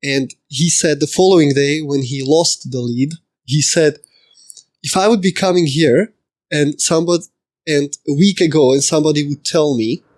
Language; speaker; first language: English; non-native, fluent; Slovak